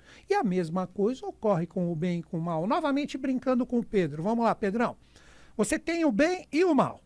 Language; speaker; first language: Portuguese; native; Portuguese